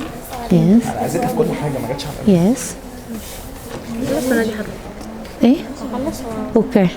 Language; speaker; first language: English; non-native, fluent; Arabic